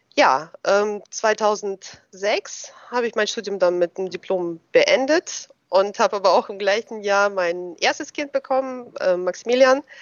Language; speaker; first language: German; early bilingual, other home language; Russian